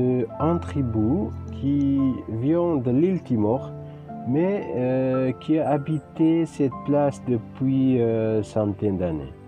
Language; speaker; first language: French; non-native, fluent; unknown